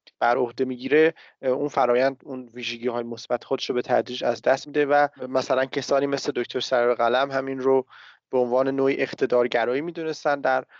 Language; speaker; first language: Persian; native; Persian